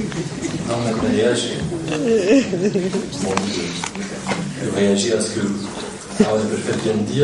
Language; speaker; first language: French; native; French